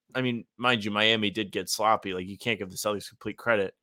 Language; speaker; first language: English; native; English